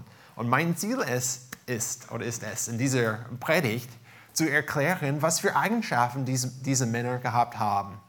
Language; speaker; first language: German; non-native, fluent; English